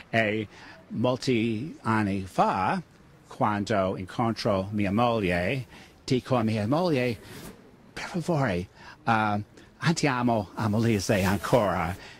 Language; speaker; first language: Italian; early bilingual, heritage; English